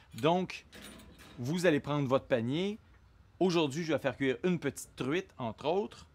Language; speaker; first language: French; native; French